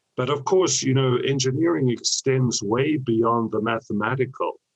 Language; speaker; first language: English; native; English